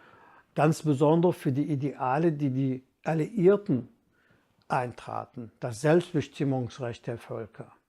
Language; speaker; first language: German; non-native, fluent; Kurdish